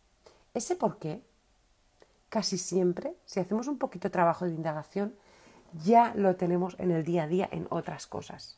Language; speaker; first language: Spanish; native; Spanish